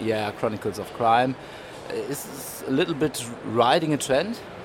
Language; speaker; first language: English; non-native, fluent; German